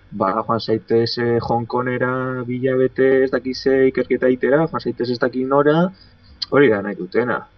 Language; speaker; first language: Basque; non-native, local second language; Spanish